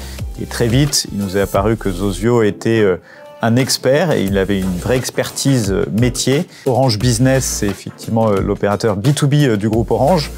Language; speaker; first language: French; native; French